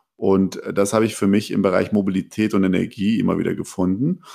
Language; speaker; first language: German; early bilingual, other home language; Persian